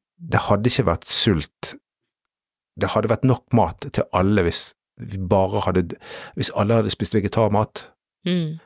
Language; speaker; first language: Norwegian; native; Norwegian